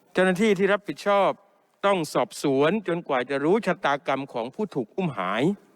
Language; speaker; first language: Thai; non-native, local second language; Pattani Malay